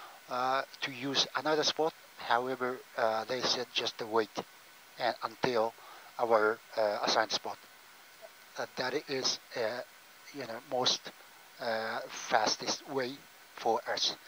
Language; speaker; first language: English; non-native, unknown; Japanese